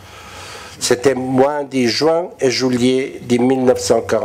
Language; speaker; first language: French; non-native, learner; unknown